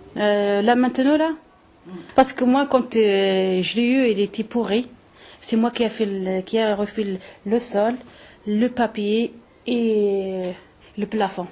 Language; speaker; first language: French; early bilingual, other home language; Arabic